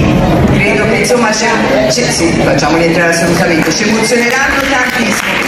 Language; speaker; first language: Italian; native; Italian